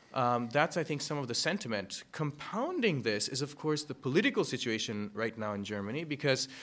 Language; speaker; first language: English; early bilingual, other home language; German